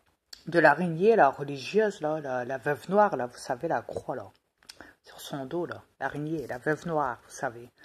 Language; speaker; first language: French; native; French